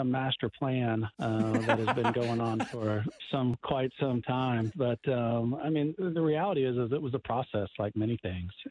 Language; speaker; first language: English; native; English